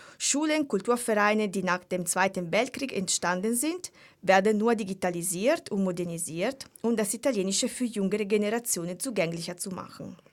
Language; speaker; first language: German; non-native, fluent; Italian